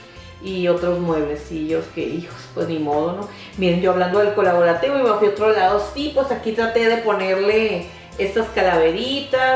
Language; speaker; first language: Spanish; native; Spanish